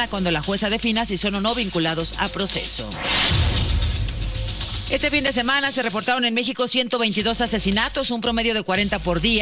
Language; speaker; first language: Spanish; native; Spanish